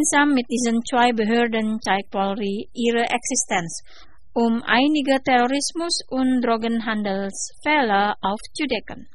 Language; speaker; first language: German; non-native, fluent; Indonesian